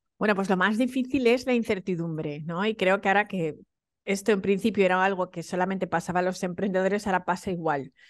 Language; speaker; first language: Spanish; early bilingual, other home language; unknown